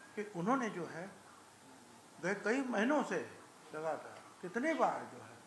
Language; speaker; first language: Hindi; non-native, local second language; Marathi